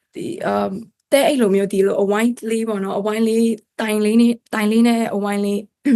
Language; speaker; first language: Burmese; non-native, local second language; Kachin